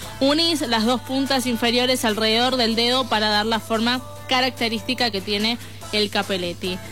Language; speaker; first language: Spanish; native; Spanish